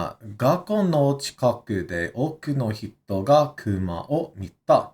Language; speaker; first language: Japanese; non-native, learner; English